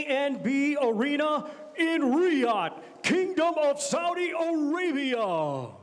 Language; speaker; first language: English; native; English